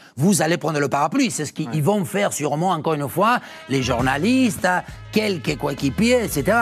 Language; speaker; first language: French; non-native, fluent; Spanish